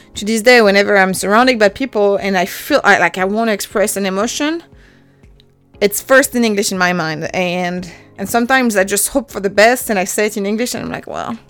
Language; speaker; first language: English; non-native, fluent; French